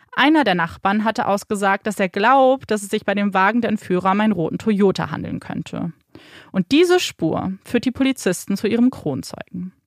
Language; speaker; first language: German; native; German